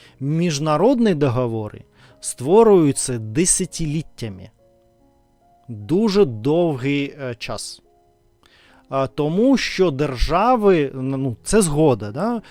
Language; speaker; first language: Ukrainian; non-native, learner; Russian